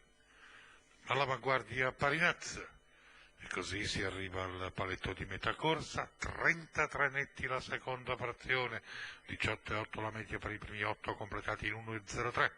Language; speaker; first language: Italian; native; Italian